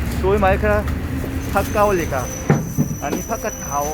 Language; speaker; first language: Thai; non-native, learner; Korean